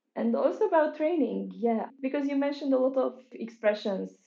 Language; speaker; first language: English; non-native, fluent; Hungarian